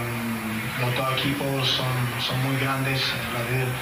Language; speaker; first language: Spanish; non-native, fluent; Norwegian